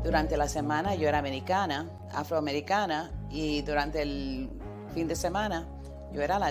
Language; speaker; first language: Spanish; early bilingual, heritage; Spanish